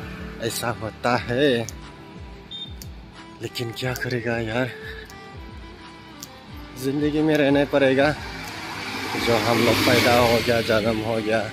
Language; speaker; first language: Hindi; non-native, local second language; Bodo